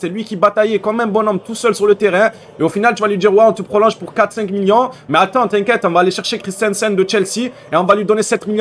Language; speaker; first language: French; native; French